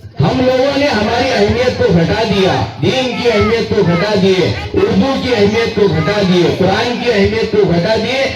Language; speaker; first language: Urdu; native; Urdu